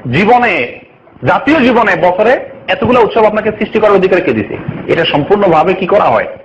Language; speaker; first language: Bangla; native; Bangla